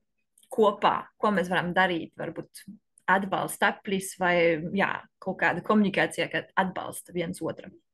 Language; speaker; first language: Latvian; non-native, learner; French